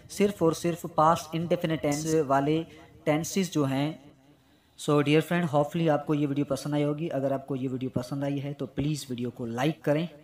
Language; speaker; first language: Urdu; non-native, local second language; Sindhi